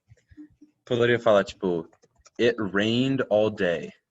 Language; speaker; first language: Portuguese; non-native, fluent; English